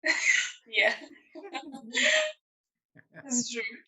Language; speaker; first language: English; native; English